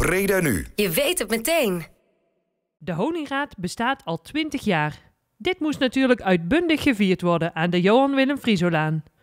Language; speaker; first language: Dutch; native; Dutch